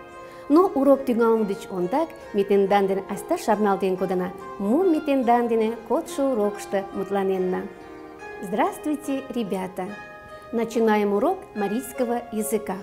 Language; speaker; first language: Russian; non-native, local second language; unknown